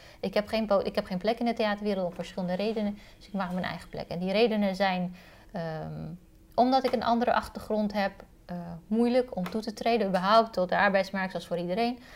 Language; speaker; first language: Dutch; early bilingual, other home language; Romanian